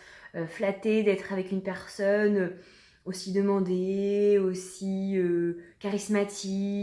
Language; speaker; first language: French; native; French